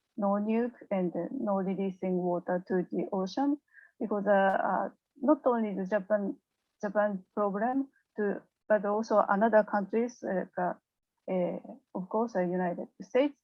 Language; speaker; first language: English; non-native, learner; Japanese